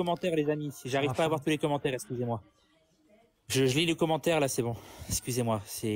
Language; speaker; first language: French; native; French